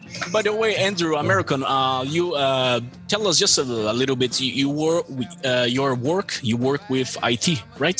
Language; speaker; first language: English; non-native, fluent; Portuguese